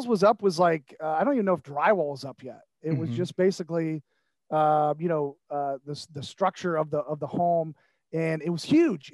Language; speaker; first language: English; native; English